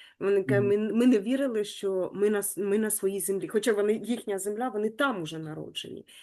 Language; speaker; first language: Ukrainian; native; Ukrainian